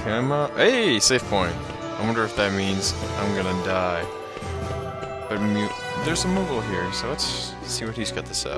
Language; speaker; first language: English; native; English